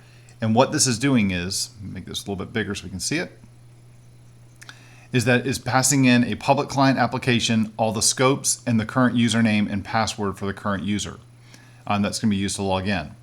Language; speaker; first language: English; native; English